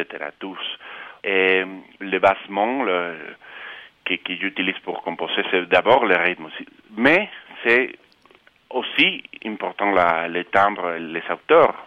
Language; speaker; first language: French; non-native, fluent; Spanish